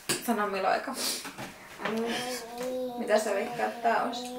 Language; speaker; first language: Finnish; native; Finnish